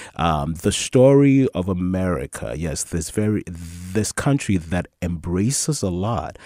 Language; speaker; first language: English; early bilingual, other home language; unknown